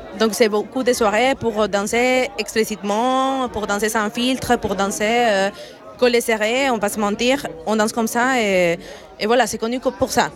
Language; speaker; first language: French; non-native, fluent; Spanish